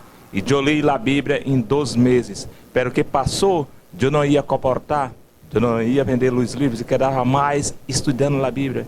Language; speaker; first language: Spanish; non-native, fluent; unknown